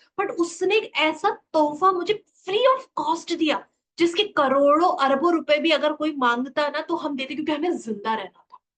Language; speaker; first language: Hindi; native; Hindi